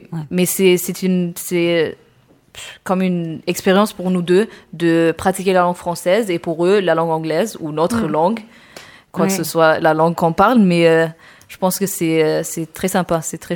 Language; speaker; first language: French; non-native, fluent; Arabic